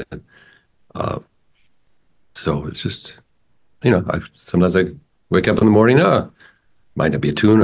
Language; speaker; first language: English; native; English